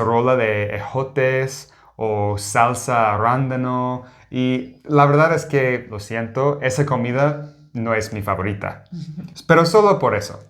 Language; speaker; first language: Spanish; non-native, fluent; English